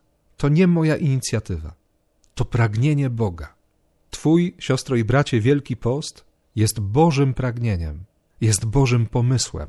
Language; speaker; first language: Polish; native; Polish